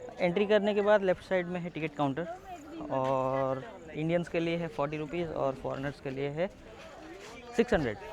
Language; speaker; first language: Hindi; non-native, local second language; Odia